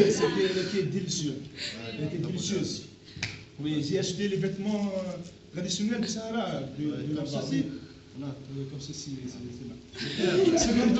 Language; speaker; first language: French; non-native, local second language; Arabic